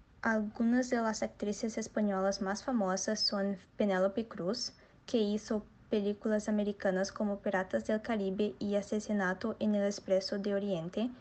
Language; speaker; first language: Spanish; non-native, learner; Portuguese